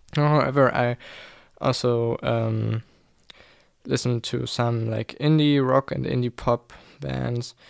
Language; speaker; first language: English; non-native, fluent; German